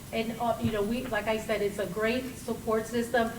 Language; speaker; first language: English; early bilingual, other home language; Spanish